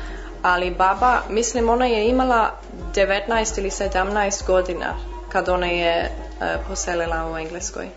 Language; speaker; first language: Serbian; early bilingual, heritage; English